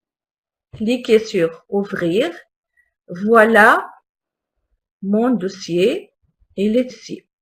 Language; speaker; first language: French; non-native, local second language; Arabic